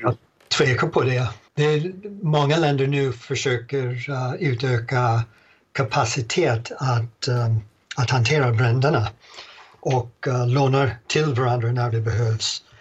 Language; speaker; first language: Swedish; non-native, fluent; English